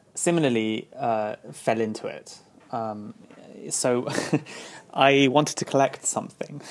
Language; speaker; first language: English; native; English